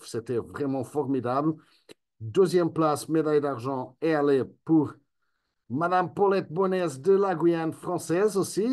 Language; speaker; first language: French; non-native, fluent; Spanish